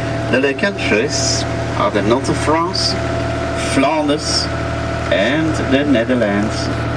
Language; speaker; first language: English; non-native, fluent; Dutch